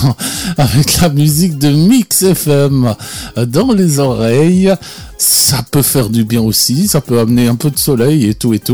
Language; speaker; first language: French; native; French